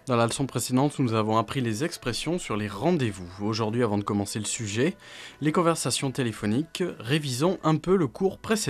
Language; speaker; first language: French; native; French